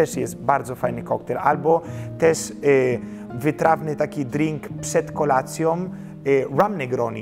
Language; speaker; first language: Polish; early bilingual, heritage; Polish